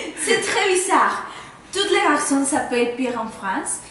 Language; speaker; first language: French; non-native, learner; Spanish